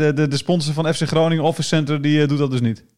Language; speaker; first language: Dutch; native; Dutch